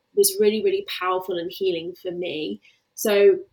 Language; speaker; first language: English; native; English